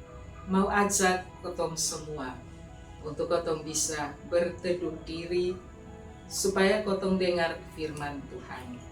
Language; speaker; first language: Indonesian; non-native, local second language; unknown